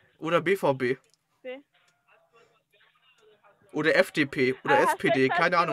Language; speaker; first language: German; native; German